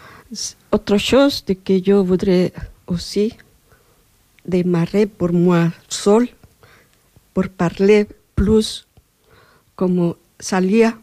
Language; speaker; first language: French; non-native, learner; Spanish